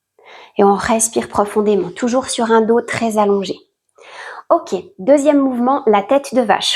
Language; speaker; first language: French; native; French